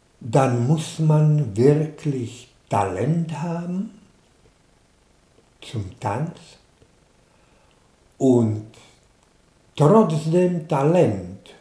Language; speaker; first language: German; non-native, learner; Czech